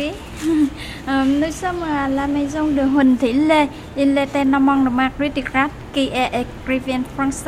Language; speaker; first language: French; non-native, learner; Vietnamese